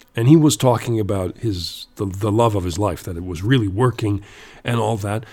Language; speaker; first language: English; non-native, fluent; German